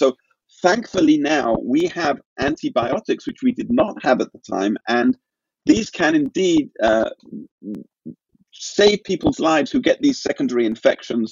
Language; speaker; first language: English; native; English